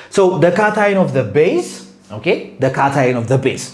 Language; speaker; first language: English; non-native, local second language; Amharic